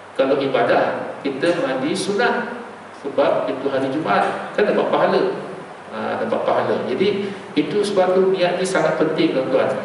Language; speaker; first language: Malay; native; Malay